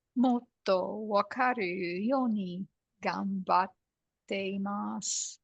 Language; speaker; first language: Japanese; non-native, learner; English